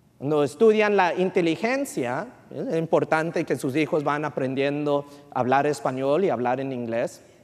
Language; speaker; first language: Spanish; early bilingual, heritage; Spanish